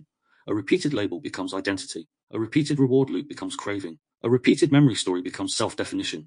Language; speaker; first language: English; native; English